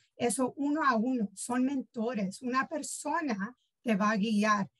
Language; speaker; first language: Spanish; early bilingual, heritage; Spanish